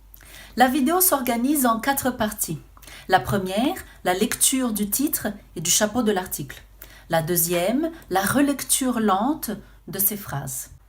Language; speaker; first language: French; non-native, fluent; Portuguese